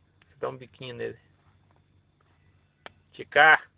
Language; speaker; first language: Portuguese; native; Portuguese